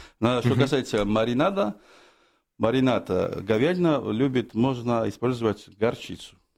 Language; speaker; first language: Russian; non-native, fluent; Georgian